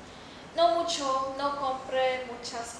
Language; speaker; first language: Spanish; non-native, learner; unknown